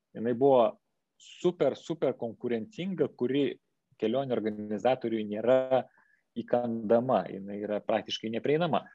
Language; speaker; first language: Lithuanian; native; Lithuanian